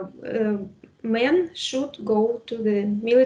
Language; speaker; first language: English; non-native, fluent; Russian